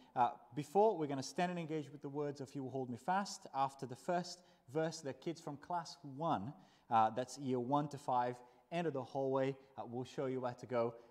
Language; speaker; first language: English; non-native, fluent; Portuguese